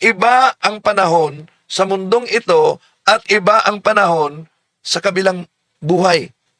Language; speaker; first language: Filipino; native; Filipino